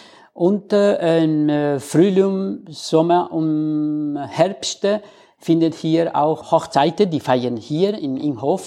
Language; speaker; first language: German; non-native, learner; Spanish